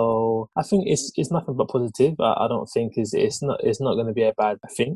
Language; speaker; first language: English; early bilingual, other home language; Lingala